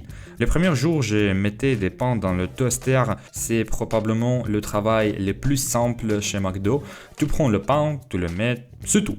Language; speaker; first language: French; non-native, fluent; Russian